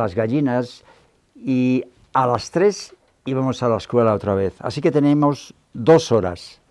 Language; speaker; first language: Spanish; native; Spanish